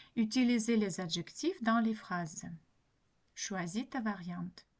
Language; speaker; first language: French; non-native, fluent; Ukrainian